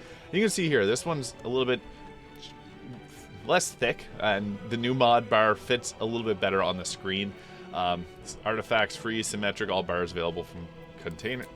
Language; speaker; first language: English; native; English